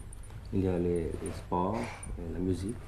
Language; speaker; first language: French; early bilingual, other home language; Thai